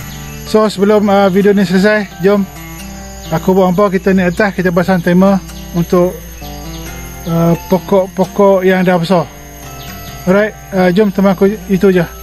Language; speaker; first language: Malay; native; Malay